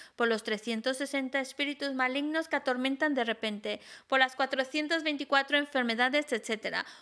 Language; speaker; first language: Spanish; native; Spanish